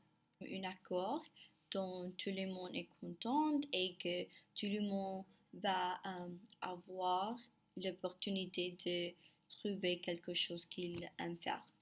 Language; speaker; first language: French; non-native, learner; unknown